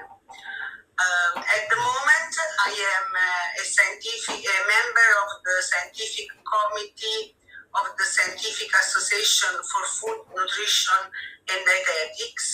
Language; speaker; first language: English; non-native, fluent; Italian